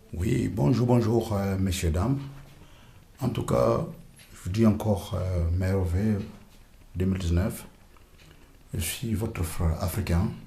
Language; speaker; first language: French; non-native, local second language; Lingala